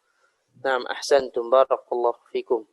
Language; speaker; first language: Arabic; non-native, fluent; Indonesian